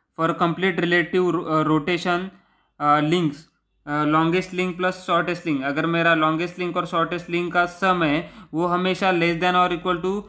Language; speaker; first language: Hindi; non-native, local second language; Marathi